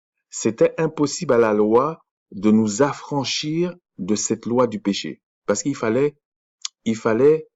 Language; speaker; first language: French; native; French